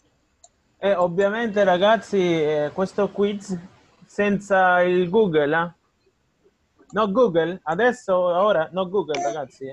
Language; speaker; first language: Italian; non-native, fluent; Spanish